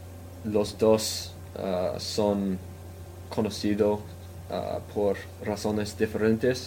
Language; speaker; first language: Spanish; non-native, fluent; English